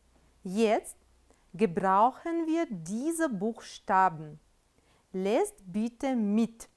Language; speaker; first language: German; non-native, fluent; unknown